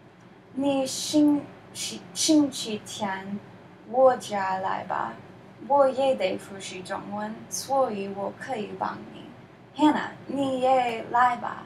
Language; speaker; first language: Chinese; non-native, learner; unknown